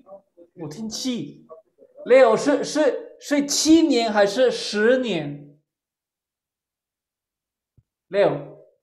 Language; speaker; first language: Chinese; non-native, fluent; Spanish